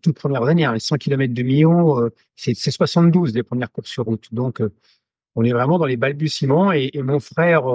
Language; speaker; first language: French; native; French